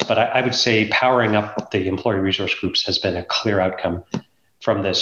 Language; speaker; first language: English; native; English